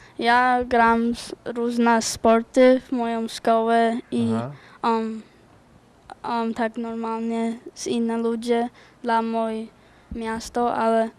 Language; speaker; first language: Polish; early bilingual, other home language; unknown